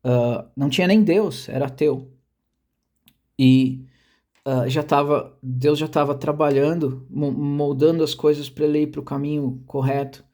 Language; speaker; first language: Portuguese; native; Portuguese